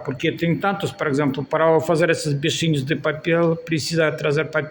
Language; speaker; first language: Portuguese; non-native, fluent; Russian